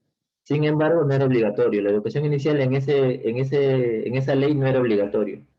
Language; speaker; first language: Spanish; native; Spanish